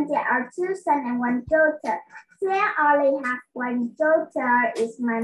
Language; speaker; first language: English; non-native, learner; Vietnamese